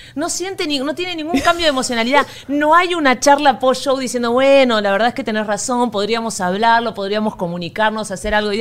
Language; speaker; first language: Spanish; native; Spanish